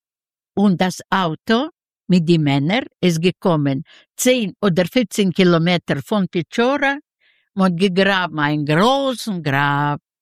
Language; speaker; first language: German; non-native, learner; Yiddish